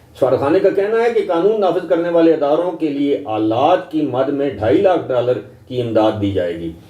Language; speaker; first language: Urdu; non-native, local second language; Northern Hindko